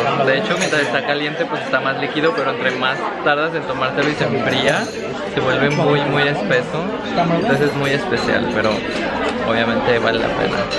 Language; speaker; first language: Spanish; native; Spanish